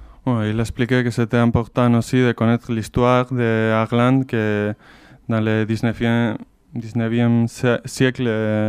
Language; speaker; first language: French; non-native, fluent; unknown